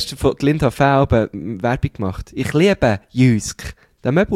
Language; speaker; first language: German; native; German